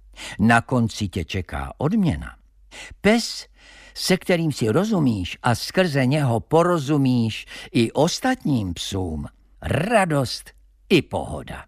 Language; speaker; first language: Czech; native; Czech